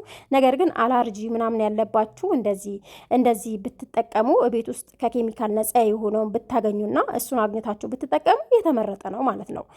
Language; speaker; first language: Amharic; native; Amharic